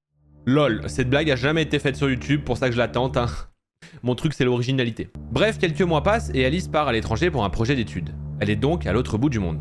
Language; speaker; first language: French; native; French